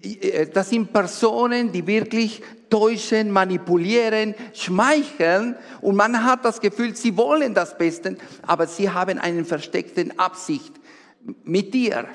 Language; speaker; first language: German; non-native, fluent; Spanish